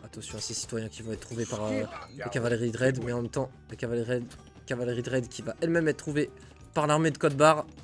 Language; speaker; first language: French; native; French